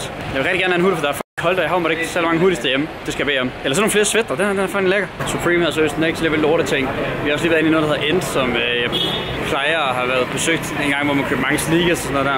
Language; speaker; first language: Danish; native; Danish